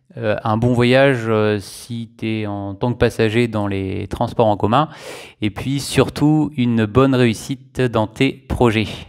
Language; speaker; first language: French; native; French